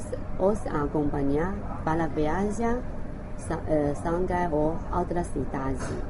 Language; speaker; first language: Portuguese; non-native, learner; Chinese